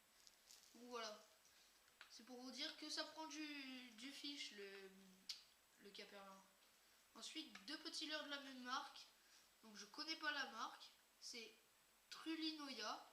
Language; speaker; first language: French; native; French